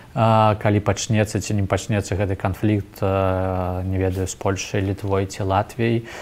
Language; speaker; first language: Belarusian; non-native, local second language; Russian